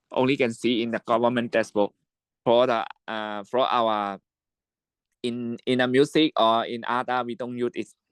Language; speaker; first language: English; non-native, learner; Shan